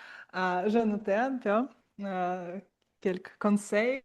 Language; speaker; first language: French; non-native, learner; Russian